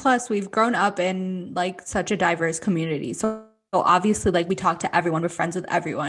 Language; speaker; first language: English; native; English